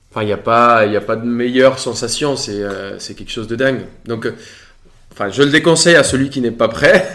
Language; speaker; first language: French; non-native, fluent; Spanish